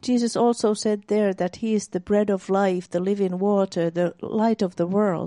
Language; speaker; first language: English; non-native, fluent; Finnish